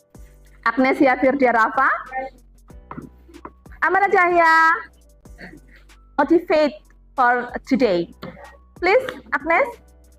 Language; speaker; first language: English; non-native, fluent; Indonesian